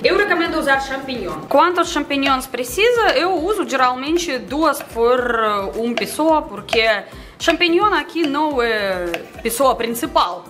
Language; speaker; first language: Portuguese; non-native, fluent; Russian